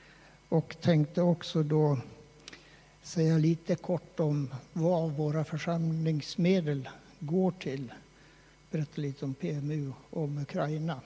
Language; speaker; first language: Swedish; native; Swedish